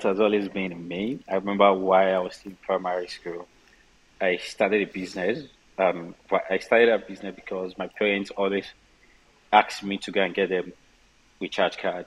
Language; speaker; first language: English; non-native, local second language; Yoruba